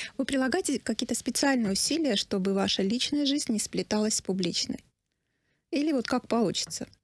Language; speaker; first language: Russian; non-native, local second language; Armenian